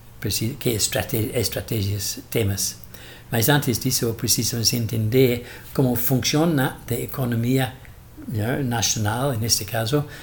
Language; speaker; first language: Portuguese; non-native, fluent; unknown